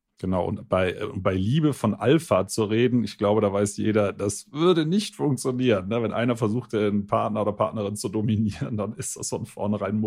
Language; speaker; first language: German; native; German